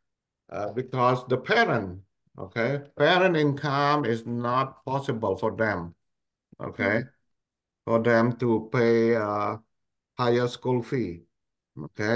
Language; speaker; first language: English; non-native, local second language; Indonesian